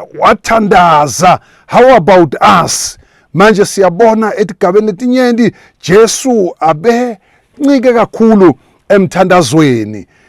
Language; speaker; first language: Zulu; non-native, local second language; Swati